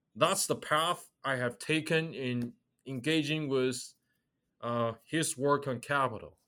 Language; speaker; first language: English; non-native, fluent; Chinese